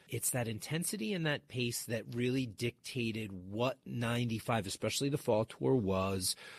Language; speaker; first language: English; native; English